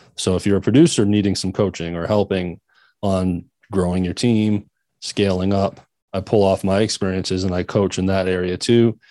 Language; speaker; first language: English; native; English